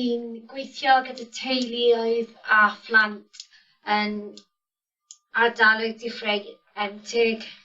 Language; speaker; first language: Welsh; non-native, local second language; English